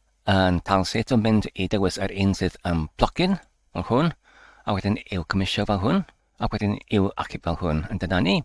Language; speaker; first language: Welsh; non-native, learner; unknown